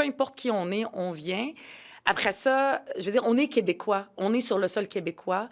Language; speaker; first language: French; early bilingual, other home language; Arabic